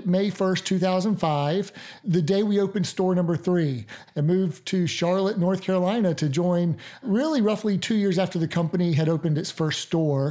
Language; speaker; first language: English; native; English